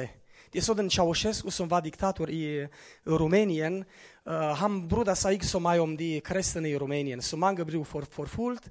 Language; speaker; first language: Norwegian; non-native, fluent; Romanian